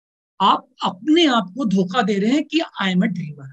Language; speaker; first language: Hindi; native; Hindi